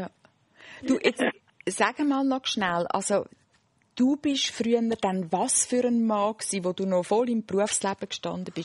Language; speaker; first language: German; native; German